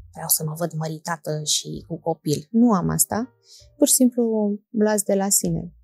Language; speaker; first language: Romanian; early bilingual, heritage; Romanian